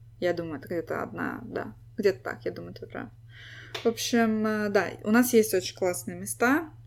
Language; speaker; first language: Russian; native; Russian